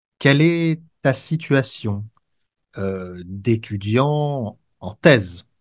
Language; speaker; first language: French; native; French